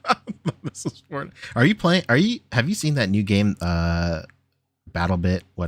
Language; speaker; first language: English; native; English